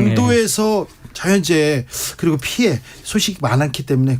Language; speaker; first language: Korean; native; Korean